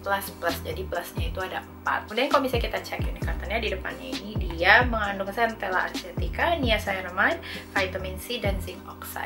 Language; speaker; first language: Indonesian; native; Indonesian